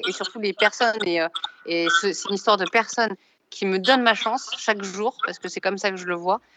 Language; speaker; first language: French; native; French